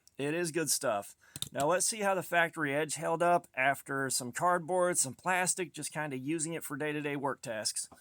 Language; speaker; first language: English; native; English